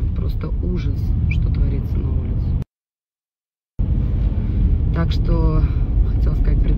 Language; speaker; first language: Russian; native; Russian